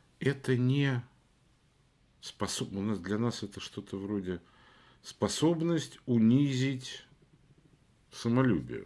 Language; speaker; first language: Russian; native; Russian